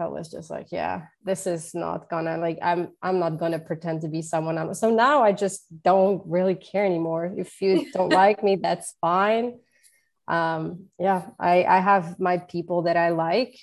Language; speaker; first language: English; non-native, fluent; Portuguese